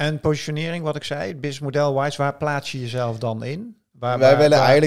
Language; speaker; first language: Dutch; native; Dutch